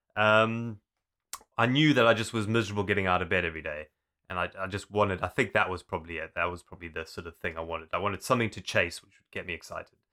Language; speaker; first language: English; native; English